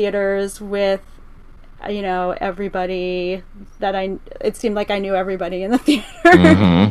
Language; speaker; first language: English; native; English